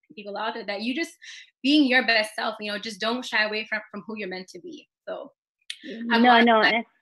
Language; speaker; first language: English; native; English